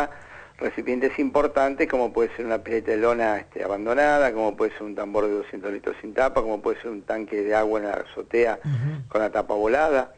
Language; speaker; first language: Spanish; native; Spanish